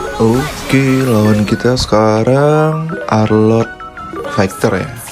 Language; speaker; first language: Indonesian; native; Indonesian